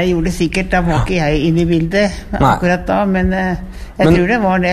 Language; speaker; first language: Norwegian; native; Norwegian